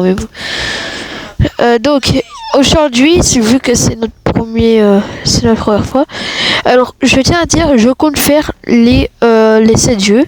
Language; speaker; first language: French; native; French